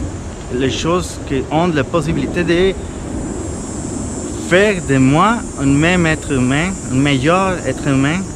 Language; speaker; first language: French; non-native, fluent; Spanish